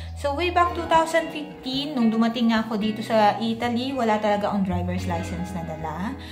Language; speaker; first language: Filipino; native; Filipino